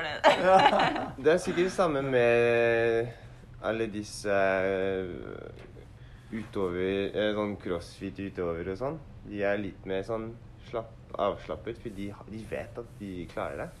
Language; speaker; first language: Norwegian; non-native, learner; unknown